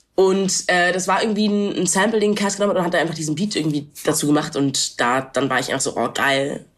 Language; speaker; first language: German; non-native, local second language; English